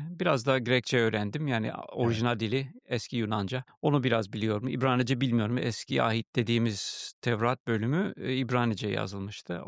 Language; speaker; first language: Turkish; non-native, fluent; English